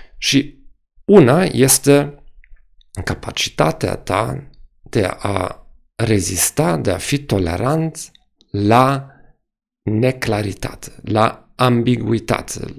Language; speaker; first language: Romanian; non-native, fluent; German